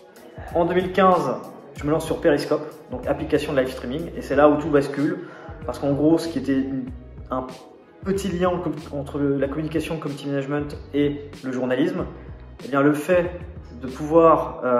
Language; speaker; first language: French; native; French